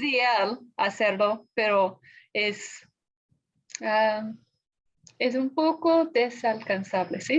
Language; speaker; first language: Spanish; non-native, fluent; English